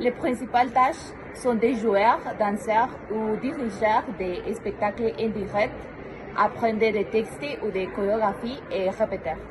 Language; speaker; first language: French; non-native, learner; Spanish